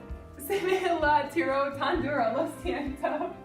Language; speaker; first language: Spanish; non-native, learner; English